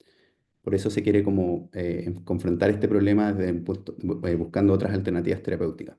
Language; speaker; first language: Spanish; native; Spanish